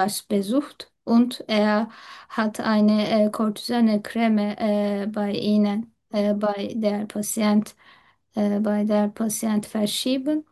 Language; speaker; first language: German; non-native, learner; Turkish